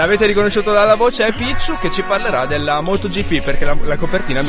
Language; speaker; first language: Italian; native; Italian